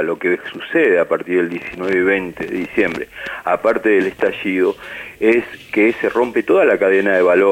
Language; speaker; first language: Spanish; native; Spanish